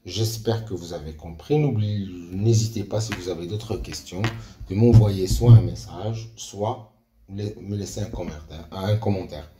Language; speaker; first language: French; non-native, local second language; Arabic